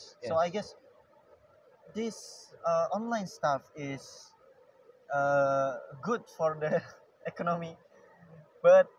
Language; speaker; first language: English; non-native, learner; Indonesian